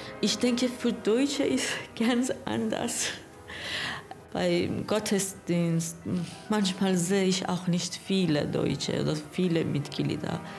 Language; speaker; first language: German; non-native, learner; Persian